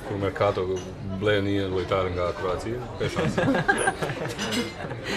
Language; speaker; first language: Albanian; non-native, fluent; Croatian